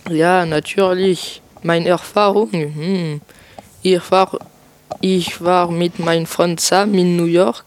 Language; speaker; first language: German; non-native, learner; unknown